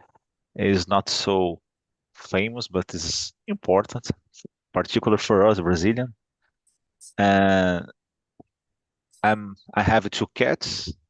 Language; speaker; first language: English; non-native, fluent; Portuguese